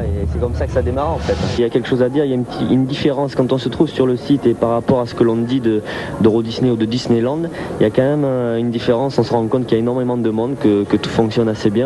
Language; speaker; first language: French; native; French